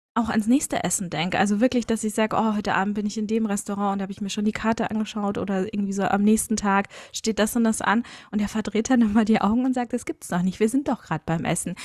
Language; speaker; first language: German; native; German